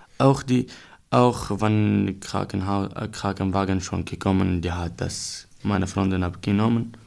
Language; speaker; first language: German; non-native, learner; Arabic